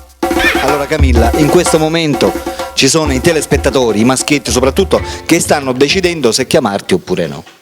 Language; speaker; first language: Italian; native; Italian